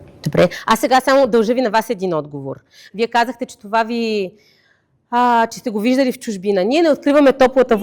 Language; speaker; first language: Bulgarian; native; Bulgarian